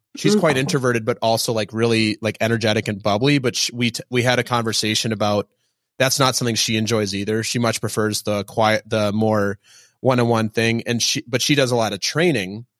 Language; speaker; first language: English; native; English